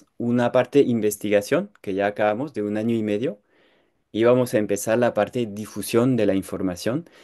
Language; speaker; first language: Spanish; non-native, fluent; French